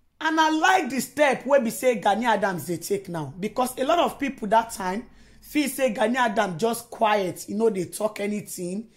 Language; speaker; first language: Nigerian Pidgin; non-native, local second language; Yoruba